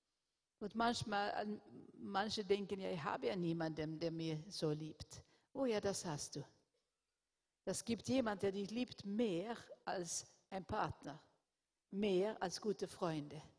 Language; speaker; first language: German; non-native, fluent; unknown